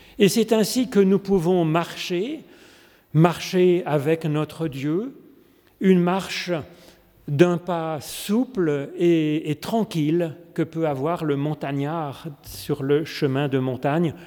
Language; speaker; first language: French; native; French